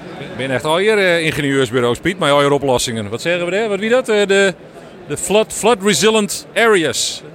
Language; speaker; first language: Dutch; non-native, local second language; Western Frisian